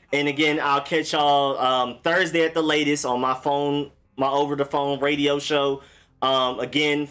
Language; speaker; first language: English; native; English